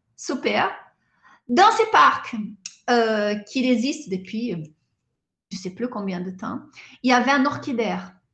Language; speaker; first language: French; non-native, fluent; Portuguese